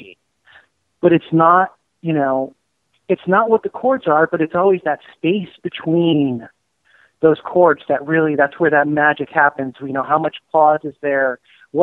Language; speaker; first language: English; native; English